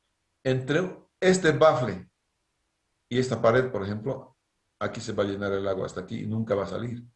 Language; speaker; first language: Spanish; native; Spanish